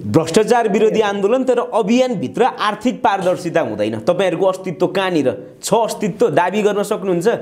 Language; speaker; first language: Nepali; native; Nepali